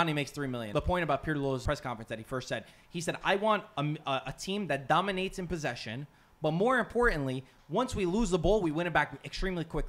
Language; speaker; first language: English; native; English